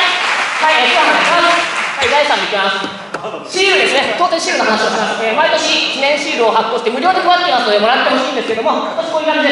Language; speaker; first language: Japanese; native; Japanese